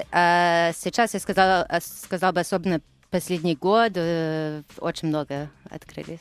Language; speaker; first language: Russian; early bilingual, heritage; Russian